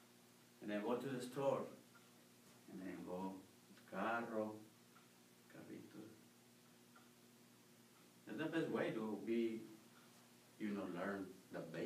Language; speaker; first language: English; non-native, learner; Spanish